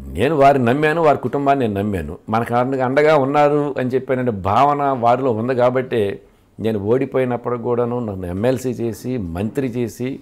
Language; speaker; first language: Telugu; native; Telugu